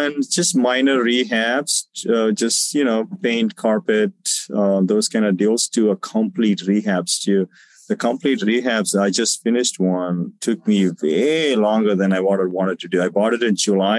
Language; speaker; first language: English; non-native, local second language; Tamil